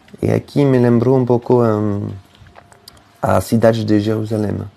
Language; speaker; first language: Portuguese; non-native, fluent; French